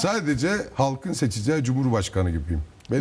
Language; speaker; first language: Turkish; native; Turkish